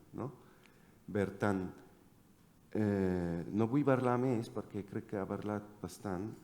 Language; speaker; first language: Catalan; non-native, fluent; Arabic